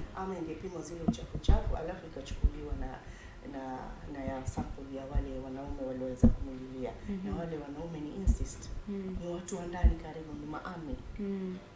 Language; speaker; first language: Swahili; native; Swahili